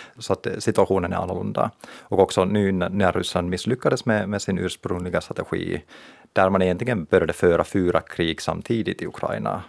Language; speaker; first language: Swedish; native; Swedish